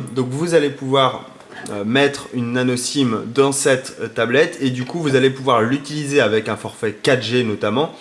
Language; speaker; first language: French; native; French